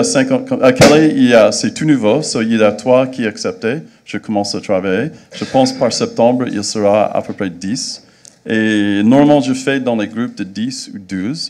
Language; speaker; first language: French; non-native, fluent; English